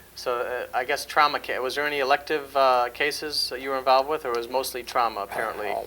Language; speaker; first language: English; native; English